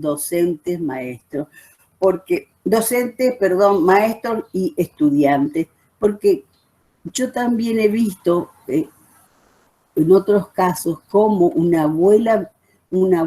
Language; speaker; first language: Spanish; native; Spanish